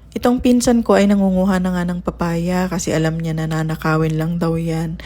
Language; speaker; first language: Filipino; non-native, local second language; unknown